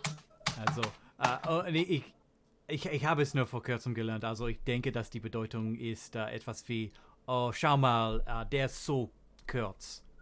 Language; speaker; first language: German; non-native, learner; English